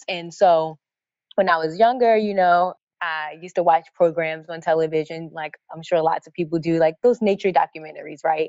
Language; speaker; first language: English; native; English